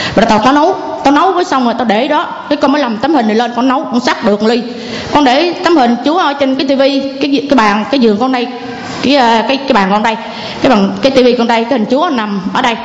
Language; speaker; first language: Vietnamese; non-native, local second language; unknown